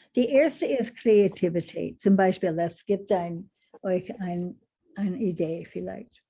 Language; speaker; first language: German; non-native, learner; English